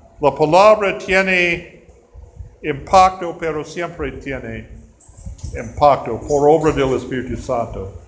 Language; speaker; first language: Spanish; non-native, fluent; English